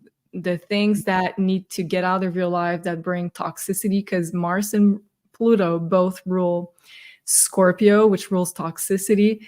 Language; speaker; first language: English; non-native, fluent; French